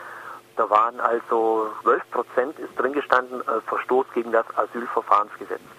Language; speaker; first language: German; native; German